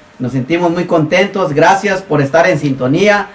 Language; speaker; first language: Spanish; native; Spanish